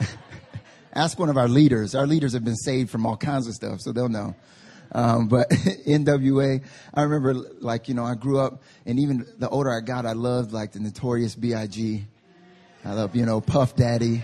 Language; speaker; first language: English; native; English